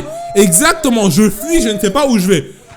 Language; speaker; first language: French; native; French